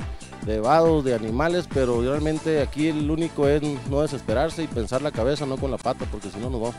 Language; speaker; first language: Spanish; native; Spanish